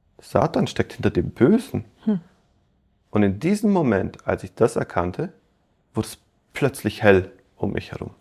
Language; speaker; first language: German; native; German